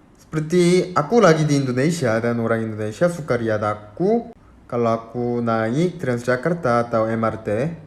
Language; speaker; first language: Indonesian; early bilingual, other home language; Korean